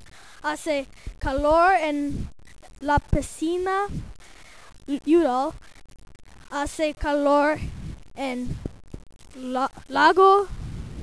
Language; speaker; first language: Spanish; non-native, learner; English